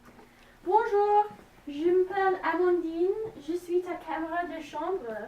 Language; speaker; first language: French; non-native, learner; English